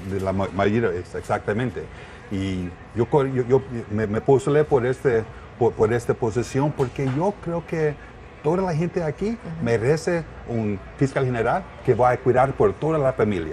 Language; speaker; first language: Spanish; non-native, learner; English